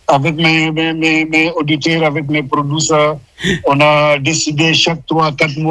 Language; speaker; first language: French; non-native, local second language; Wolof